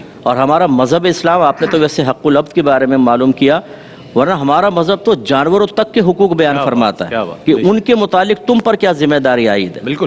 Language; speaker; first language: Urdu; native; Urdu